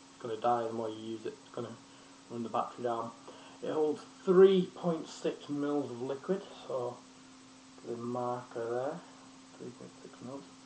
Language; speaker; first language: English; native; English